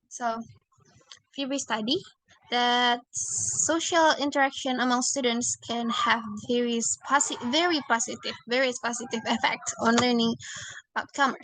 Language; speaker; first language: English; non-native, learner; Indonesian